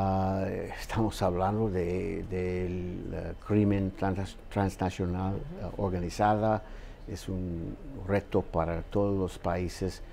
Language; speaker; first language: Spanish; non-native, fluent; English